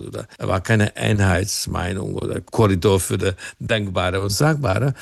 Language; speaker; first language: German; non-native, fluent; Hungarian